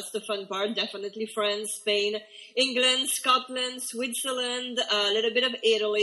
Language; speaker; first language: English; non-native, fluent; French